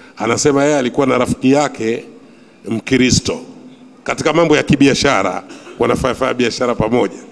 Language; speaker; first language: Swahili; native; Swahili